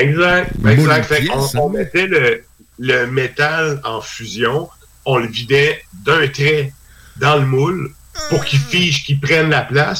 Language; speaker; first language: French; native; French